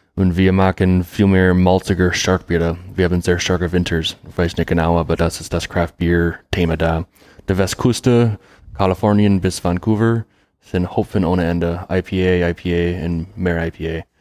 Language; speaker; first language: German; non-native, learner; English